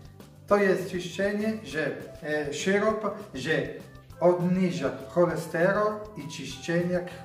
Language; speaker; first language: Polish; non-native, learner; Italian